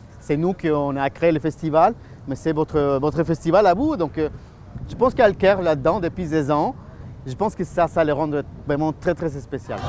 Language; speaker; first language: French; non-native, fluent; Spanish